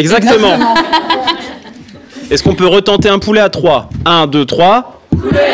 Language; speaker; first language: French; native; French